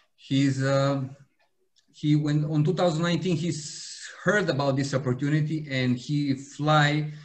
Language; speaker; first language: English; non-native, fluent; Serbian